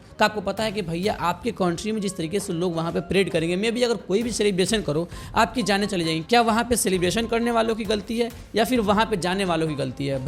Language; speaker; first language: Hindi; native; Hindi